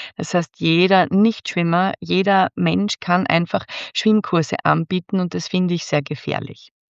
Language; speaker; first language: German; native; German